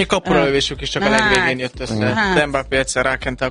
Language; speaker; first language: Hungarian; native; Hungarian